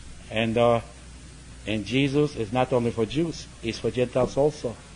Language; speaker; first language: English; non-native, fluent; Polish